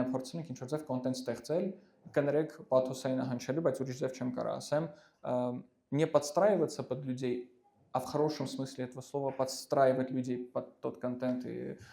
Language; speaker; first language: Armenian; early bilingual, heritage; Armenian